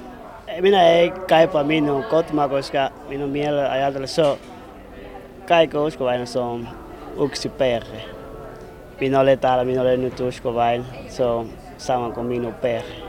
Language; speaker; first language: Finnish; non-native, learner; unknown